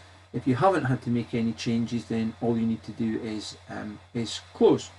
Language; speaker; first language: English; native; English